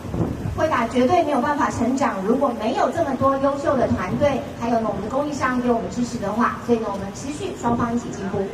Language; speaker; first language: Chinese; native; Chinese